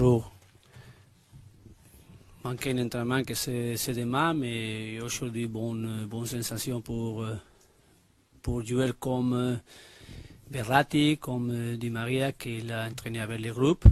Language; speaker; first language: French; non-native, learner; Spanish